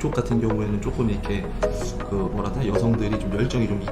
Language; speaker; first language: Korean; native; Korean